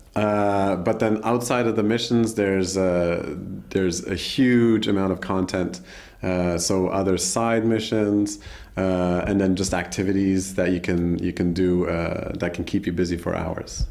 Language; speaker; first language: English; native; English